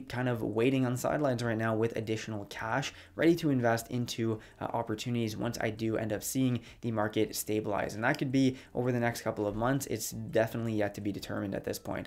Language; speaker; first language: English; native; English